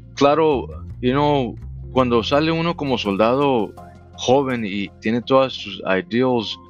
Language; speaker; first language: Spanish; early bilingual, heritage; Spanish